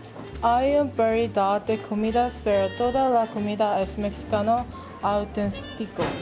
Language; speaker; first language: Spanish; non-native, learner; English